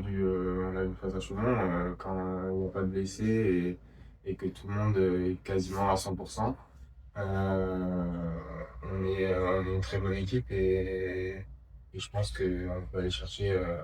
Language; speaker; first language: French; native; French